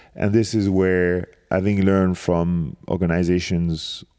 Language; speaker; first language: English; non-native, fluent; French